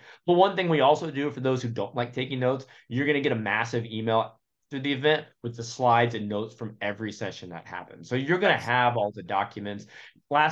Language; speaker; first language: English; native; English